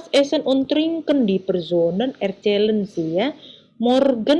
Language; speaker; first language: German; non-native, fluent; Indonesian